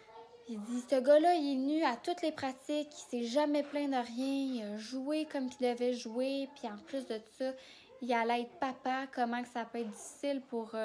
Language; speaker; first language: French; native; French